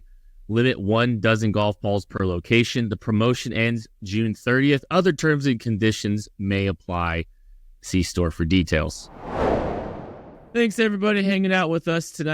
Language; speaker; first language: English; native; English